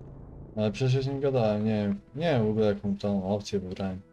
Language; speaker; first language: Polish; native; Polish